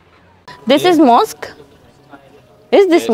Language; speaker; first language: English; non-native, learner; Hindi